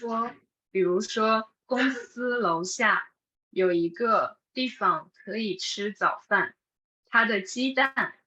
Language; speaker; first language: Chinese; non-native, fluent; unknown